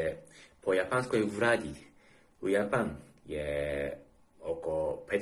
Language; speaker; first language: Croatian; non-native, learner; Japanese